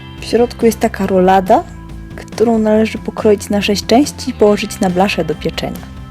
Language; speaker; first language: Polish; native; Polish